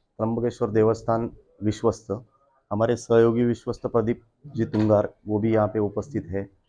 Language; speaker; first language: Hindi; non-native, local second language; Marathi